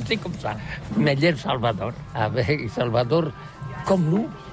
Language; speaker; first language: French; non-native, learner; Catalan